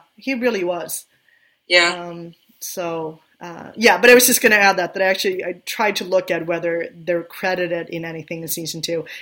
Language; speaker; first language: English; non-native, fluent; Swedish